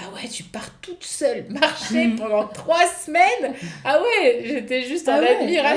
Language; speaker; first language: French; native; French